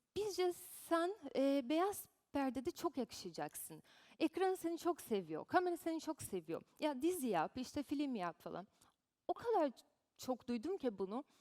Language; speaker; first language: Turkish; non-native, fluent; Portuguese